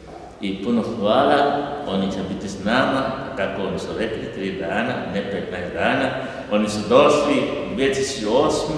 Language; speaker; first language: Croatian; non-native, learner; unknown